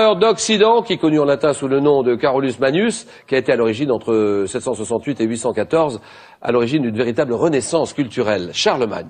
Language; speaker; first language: French; native; French